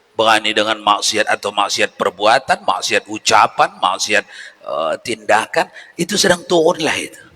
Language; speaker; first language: Malay; native; Malay